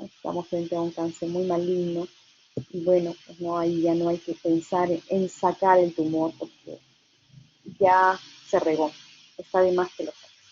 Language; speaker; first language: Spanish; native; Spanish